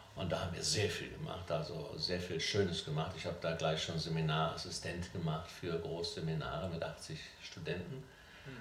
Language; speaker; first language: German; native; German